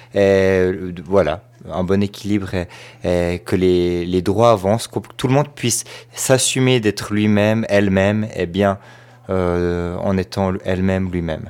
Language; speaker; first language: French; native; French